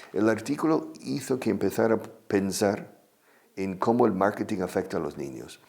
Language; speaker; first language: Spanish; non-native, fluent; English